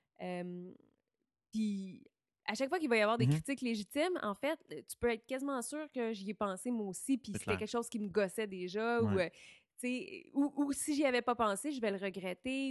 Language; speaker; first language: French; native; French